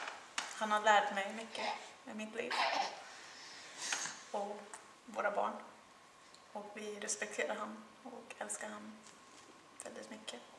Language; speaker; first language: Swedish; non-native, fluent; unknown